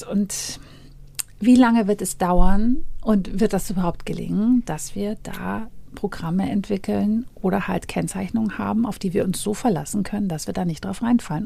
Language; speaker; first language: German; native; German